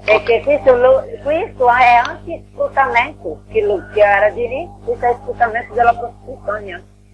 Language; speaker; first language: Italian; non-native, learner; Portuguese